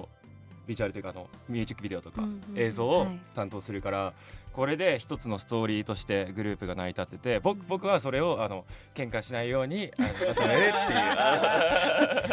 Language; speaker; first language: Japanese; native; Japanese